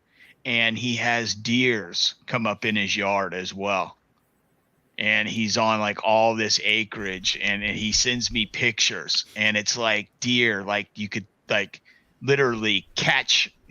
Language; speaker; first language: English; native; English